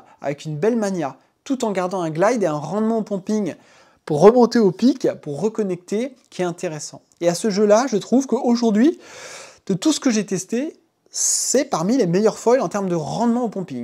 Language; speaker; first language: French; native; French